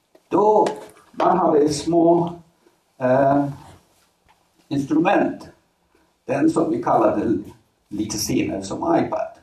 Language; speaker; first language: Swedish; non-native, fluent; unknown